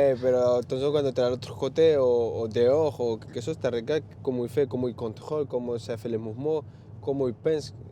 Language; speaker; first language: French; non-native, learner; Spanish